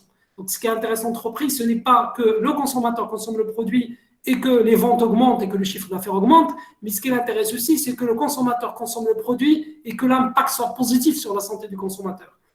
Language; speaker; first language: French; non-native, local second language; Arabic